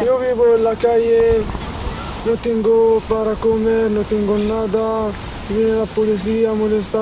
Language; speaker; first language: Spanish; non-native, learner; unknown